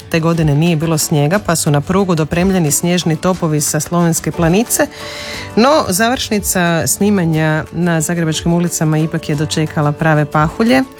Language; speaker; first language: Croatian; native; Croatian